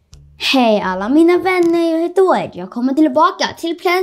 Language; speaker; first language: Swedish; early bilingual, other home language; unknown